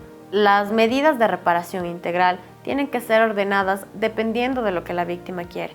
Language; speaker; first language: Spanish; native; Spanish